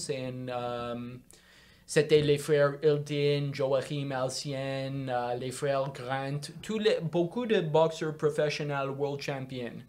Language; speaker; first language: French; non-native, local second language; English